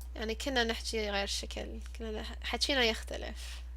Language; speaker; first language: Arabic; early bilingual, heritage; Arabic